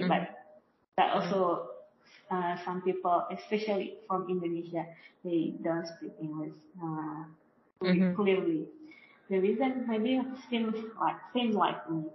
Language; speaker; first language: English; non-native, learner; Indonesian